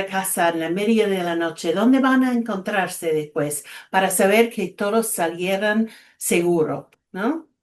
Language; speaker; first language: Spanish; non-native, fluent; English